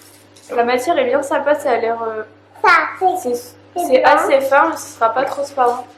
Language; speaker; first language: French; native; French